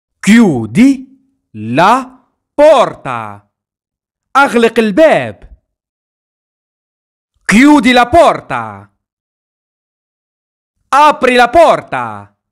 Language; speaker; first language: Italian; non-native, fluent; Arabic